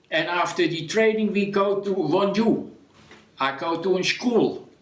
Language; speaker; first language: English; non-native, learner; Dutch